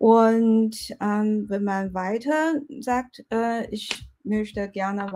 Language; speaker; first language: German; non-native, fluent; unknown